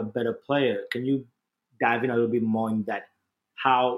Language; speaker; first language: English; non-native, local second language; Ganda